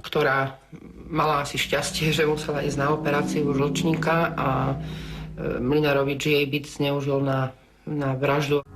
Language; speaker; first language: Slovak; native; Slovak